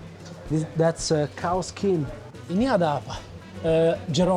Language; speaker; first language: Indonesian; non-native, learner; Italian